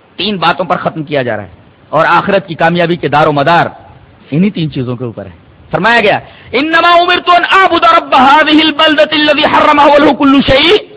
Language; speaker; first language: Urdu; native; Urdu